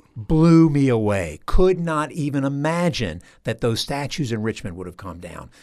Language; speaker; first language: English; native; English